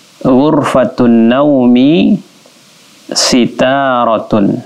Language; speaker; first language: Arabic; non-native, fluent; Indonesian